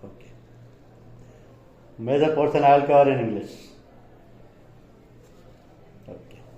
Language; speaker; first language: English; non-native, local second language; Hindi